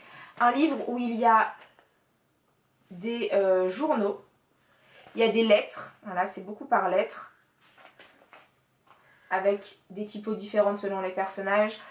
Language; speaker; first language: French; native; French